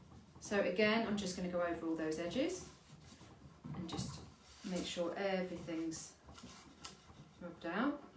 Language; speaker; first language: English; native; English